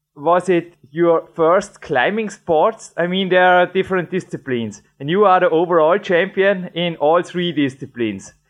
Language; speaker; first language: English; non-native, fluent; German